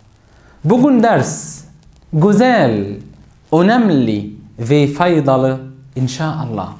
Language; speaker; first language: Turkish; non-native, learner; Arabic